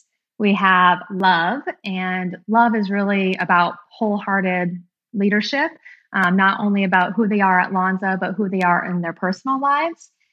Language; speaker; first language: English; native; English